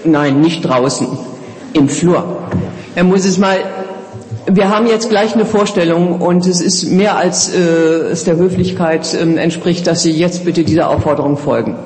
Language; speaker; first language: German; native; German